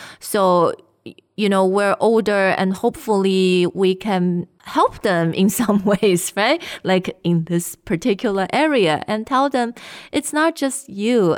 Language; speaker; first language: English; non-native, fluent; Chinese